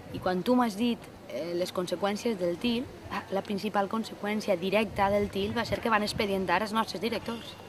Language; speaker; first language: Catalan; non-native, local second language; Spanish